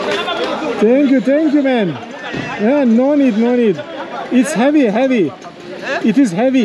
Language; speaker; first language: English; non-native, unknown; Turkish